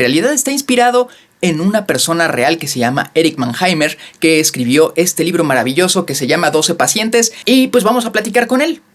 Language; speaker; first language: Spanish; native; Spanish